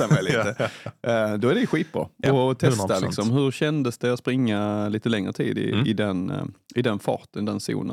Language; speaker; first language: Swedish; native; Swedish